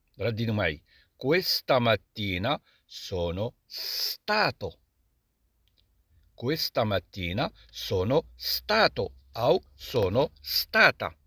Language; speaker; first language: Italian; non-native, learner; Arabic